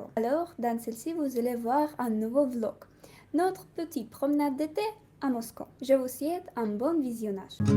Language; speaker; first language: French; non-native, fluent; Russian